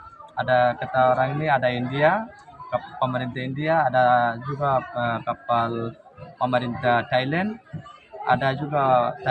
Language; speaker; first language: Indonesian; non-native, learner; Rohingya